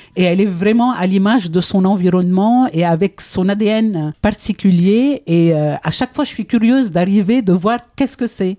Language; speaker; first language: French; non-native, local second language; Arabic